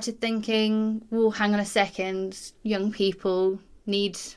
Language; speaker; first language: English; native; English